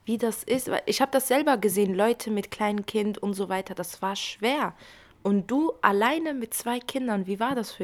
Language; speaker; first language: German; early bilingual, other home language; Kurdish